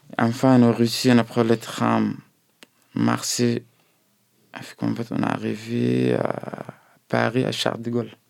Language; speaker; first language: French; non-native, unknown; Arabic